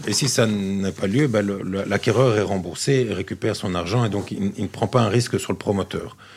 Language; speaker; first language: French; native; French